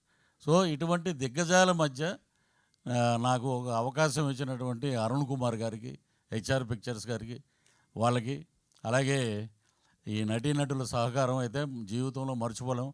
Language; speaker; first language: Telugu; native; Telugu